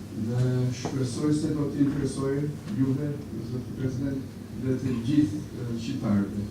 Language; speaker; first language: Albanian; non-native, fluent; English